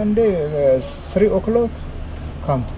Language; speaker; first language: English; non-native, learner; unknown